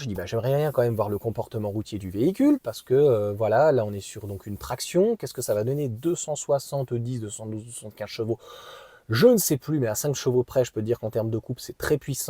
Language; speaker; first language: French; native; French